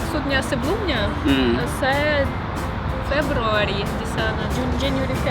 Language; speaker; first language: Indonesian; non-native, fluent; Russian